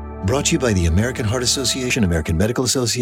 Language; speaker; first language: English; native; English